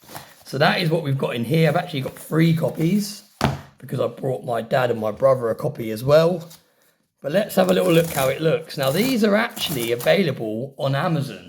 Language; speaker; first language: English; native; English